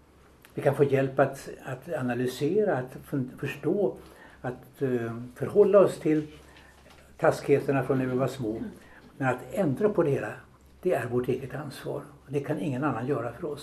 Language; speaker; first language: Swedish; native; Swedish